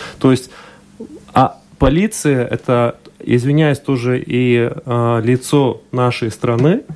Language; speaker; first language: Russian; non-native, local second language; Latvian